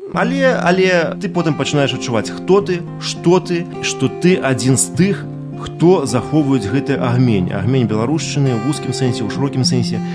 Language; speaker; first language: Belarusian; non-native, local second language; Russian